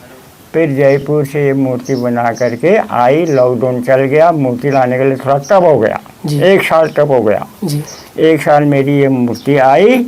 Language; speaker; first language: Hindi; non-native, local second language; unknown